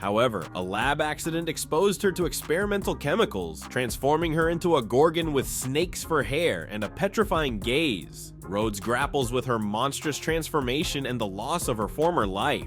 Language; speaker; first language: English; native; English